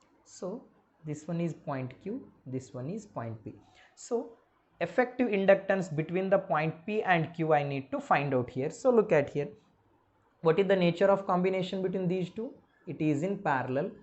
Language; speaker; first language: English; non-native, local second language; Kannada